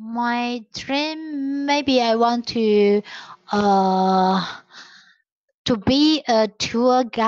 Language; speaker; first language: English; non-native, learner; Chinese